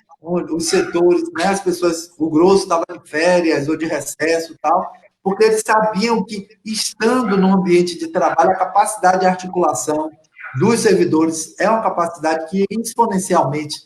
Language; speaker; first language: Portuguese; native; Portuguese